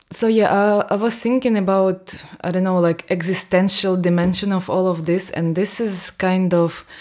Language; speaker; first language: English; non-native, fluent; Ukrainian